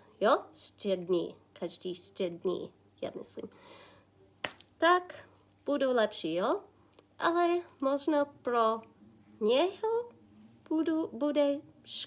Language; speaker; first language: Czech; non-native, learner; English